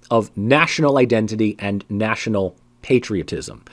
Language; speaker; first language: English; native; English